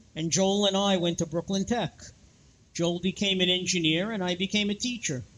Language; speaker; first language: English; native; English